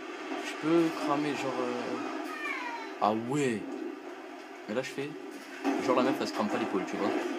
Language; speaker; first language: French; native; French